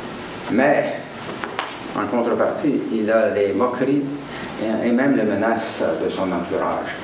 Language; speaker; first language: French; native; French